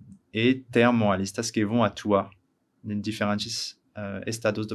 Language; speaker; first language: Portuguese; non-native, learner; French